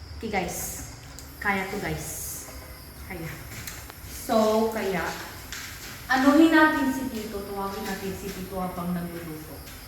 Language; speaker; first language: Filipino; non-native, local second language; Cebuano